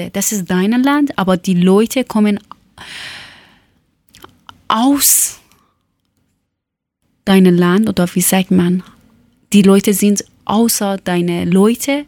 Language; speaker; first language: German; non-native, learner; Persian